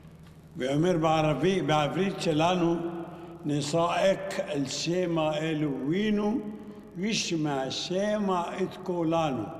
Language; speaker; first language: Hebrew; non-native, local second language; Arabic